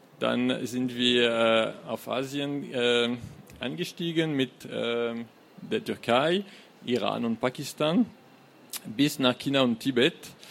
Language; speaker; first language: German; non-native, fluent; French